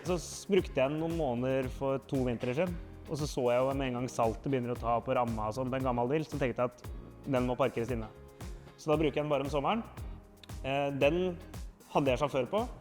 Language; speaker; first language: Norwegian; native; Norwegian